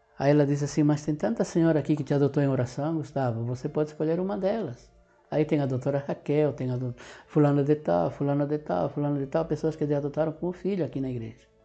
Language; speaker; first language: Portuguese; non-native, fluent; Spanish